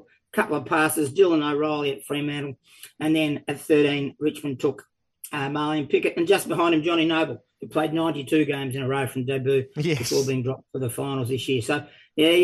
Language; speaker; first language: English; native; English